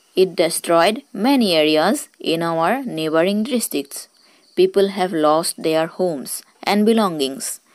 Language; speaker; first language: English; non-native, local second language; Assamese